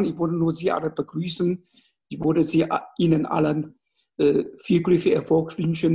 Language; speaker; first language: German; non-native, fluent; Chinese